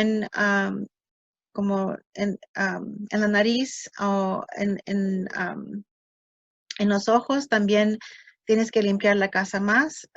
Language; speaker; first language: Spanish; early bilingual, heritage; English